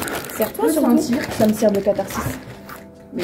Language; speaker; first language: French; native; French